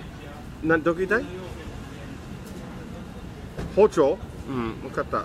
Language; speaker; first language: Japanese; non-native, fluent; English